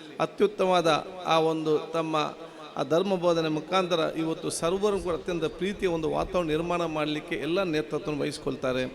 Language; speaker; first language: Kannada; non-native, local second language; Badaga